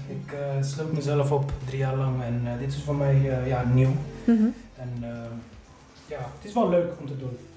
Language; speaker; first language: Dutch; early bilingual, other home language; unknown